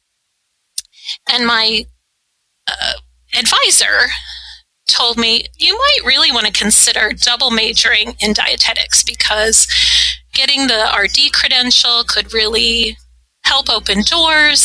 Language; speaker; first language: English; native; English